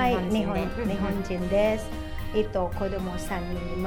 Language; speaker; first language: Japanese; non-native, learner; Filipino